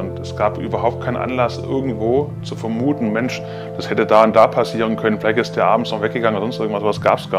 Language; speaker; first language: German; native; German